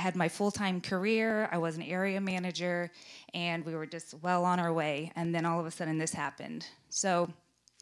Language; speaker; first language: English; native; English